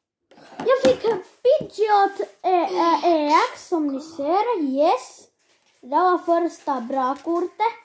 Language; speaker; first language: Swedish; early bilingual, other home language; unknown